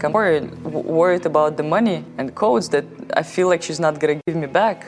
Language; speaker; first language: English; non-native, fluent; Russian